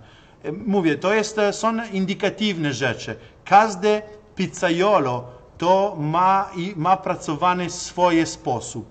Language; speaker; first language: Polish; non-native, learner; Italian